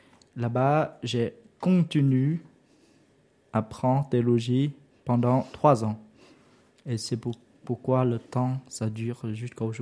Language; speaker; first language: French; non-native, learner; Vietnamese